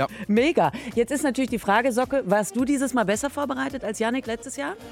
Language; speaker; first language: German; native; German